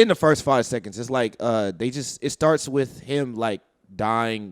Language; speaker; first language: English; native; English